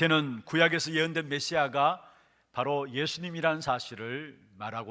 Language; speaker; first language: Korean; native; Korean